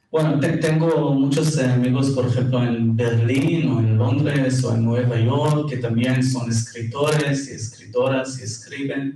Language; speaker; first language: Spanish; non-native, fluent; Hebrew